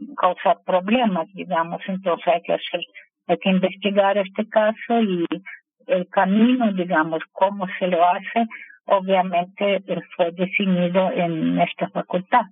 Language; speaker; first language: Spanish; non-native, fluent; Russian